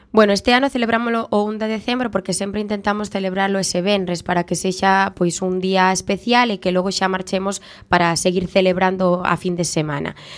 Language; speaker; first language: Galician; native; Galician